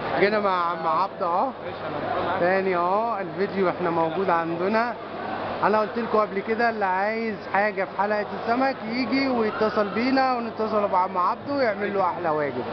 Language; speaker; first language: Arabic; native; Arabic